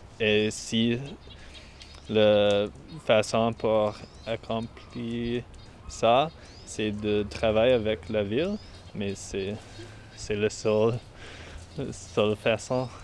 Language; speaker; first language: French; non-native, learner; English